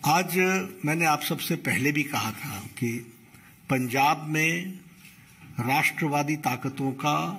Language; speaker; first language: Hindi; native; Hindi